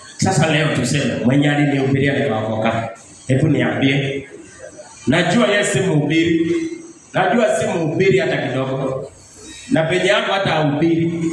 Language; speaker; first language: Swahili; non-native, local second language; Luyia